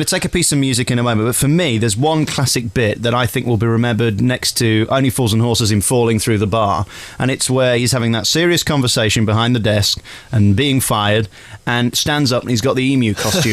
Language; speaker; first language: English; native; English